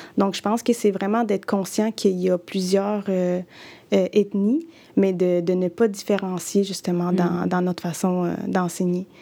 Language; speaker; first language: French; early bilingual, other home language; Spanish